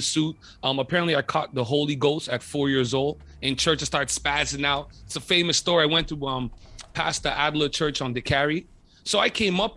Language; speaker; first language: English; native; English